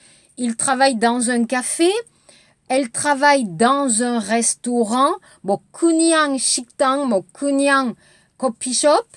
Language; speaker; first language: French; native; French